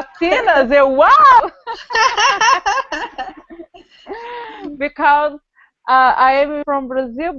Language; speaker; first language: English; non-native, learner; Portuguese